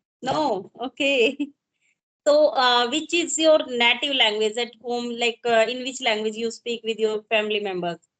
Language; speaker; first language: English; non-native, local second language; Hindi